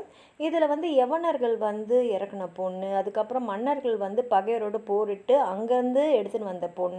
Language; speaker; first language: Tamil; native; Tamil